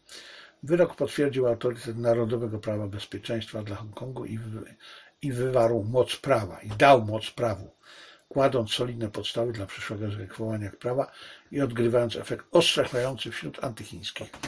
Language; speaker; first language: Polish; native; Polish